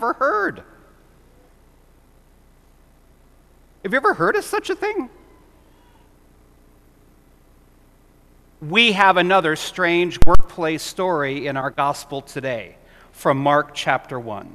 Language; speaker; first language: English; native; English